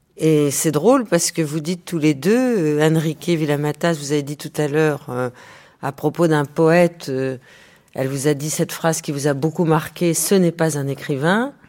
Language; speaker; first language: French; native; French